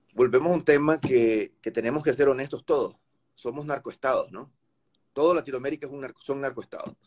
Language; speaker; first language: Spanish; native; Spanish